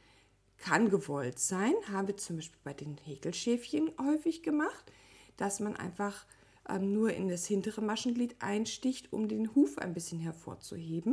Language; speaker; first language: German; native; German